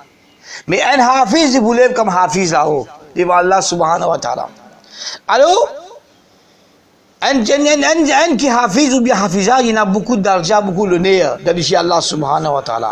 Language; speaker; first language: French; non-native, learner; Morisyen